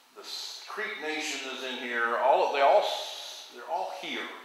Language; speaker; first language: English; native; English